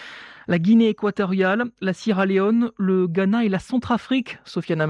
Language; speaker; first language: French; native; French